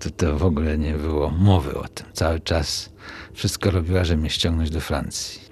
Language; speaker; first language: Polish; native; Polish